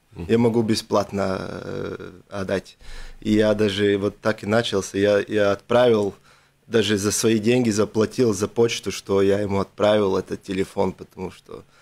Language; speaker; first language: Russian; non-native, local second language; Latvian